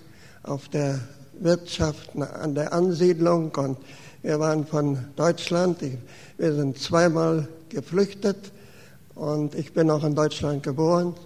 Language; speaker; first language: German; early bilingual, heritage; German